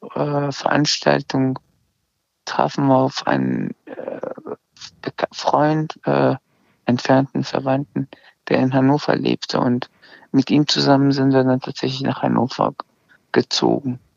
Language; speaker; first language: German; early bilingual, other home language; Azerbaijani